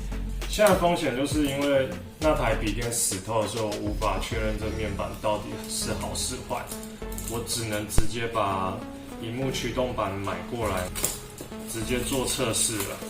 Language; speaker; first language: Chinese; native; Chinese